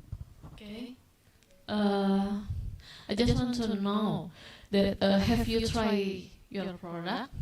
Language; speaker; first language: English; non-native, learner; Indonesian